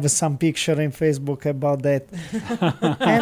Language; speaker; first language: English; non-native, learner; Italian